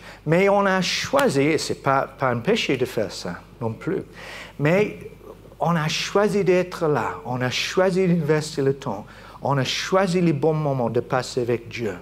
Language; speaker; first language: French; non-native, fluent; English